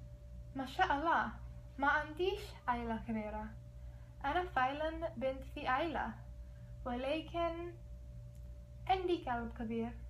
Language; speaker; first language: Arabic; non-native, learner; English